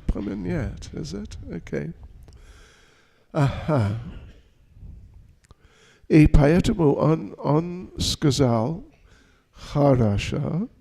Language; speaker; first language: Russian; non-native, learner; English